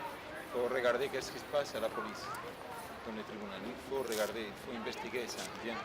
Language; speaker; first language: French; non-native, learner; Spanish